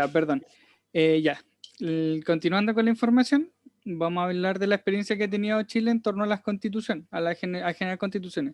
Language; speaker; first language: Spanish; native; Spanish